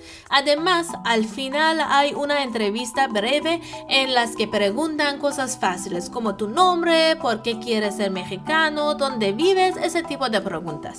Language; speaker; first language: Spanish; non-native, fluent; Persian